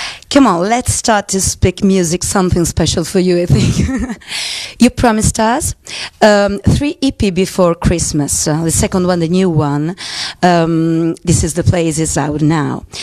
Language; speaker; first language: English; non-native, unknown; Italian